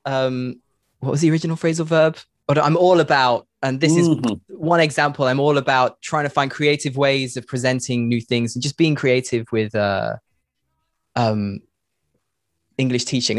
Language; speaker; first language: English; native; English